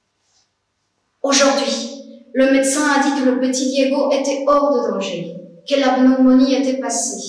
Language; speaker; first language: French; non-native, fluent; Spanish